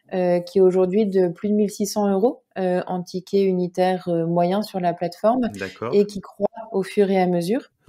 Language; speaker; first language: French; native; French